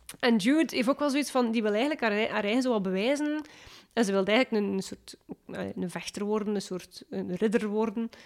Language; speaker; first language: Dutch; native; Dutch